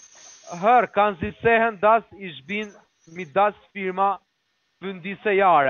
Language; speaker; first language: German; non-native, learner; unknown